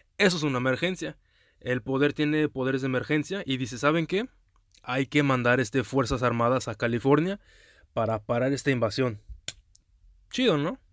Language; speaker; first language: Spanish; early bilingual, heritage; Spanish